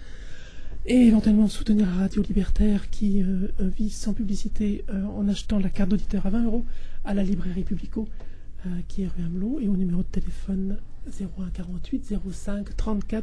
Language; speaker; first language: French; native; French